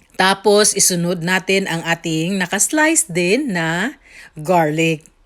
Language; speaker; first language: Filipino; native; Filipino